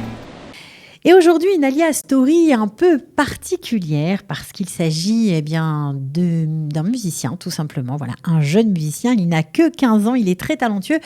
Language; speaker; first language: French; native; French